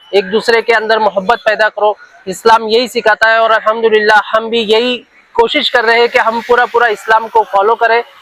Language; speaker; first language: Hindi; non-native, local second language; Urdu